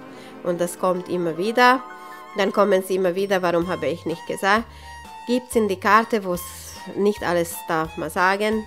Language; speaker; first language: German; non-native, local second language; Serbian